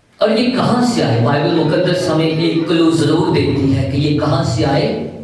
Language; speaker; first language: Urdu; non-native, local second language; Punjabi